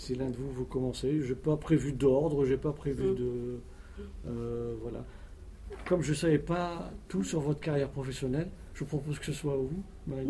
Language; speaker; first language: French; native; French